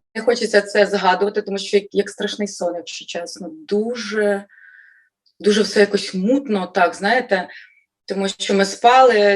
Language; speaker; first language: Ukrainian; native; Ukrainian